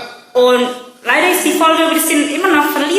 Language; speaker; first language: German; non-native, learner; Indonesian